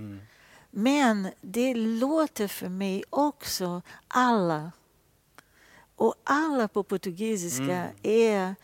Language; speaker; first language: Swedish; non-native, fluent; Portuguese